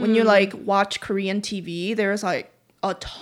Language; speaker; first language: English; non-native, fluent; Korean